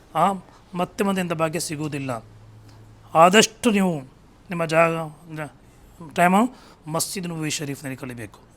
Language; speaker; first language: Kannada; non-native, local second language; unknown